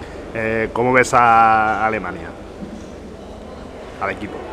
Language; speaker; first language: Spanish; native; Spanish